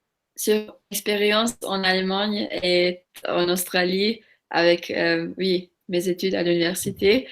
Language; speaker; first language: French; non-native, learner; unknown